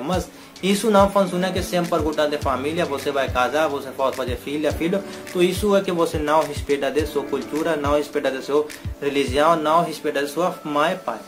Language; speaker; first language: Portuguese; non-native, learner; Hindi